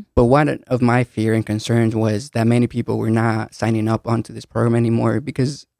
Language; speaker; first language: English; early bilingual, other home language; Spanish